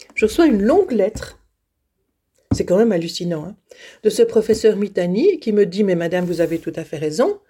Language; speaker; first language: French; native; French